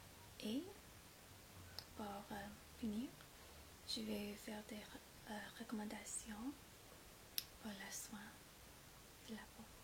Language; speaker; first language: French; non-native, fluent; English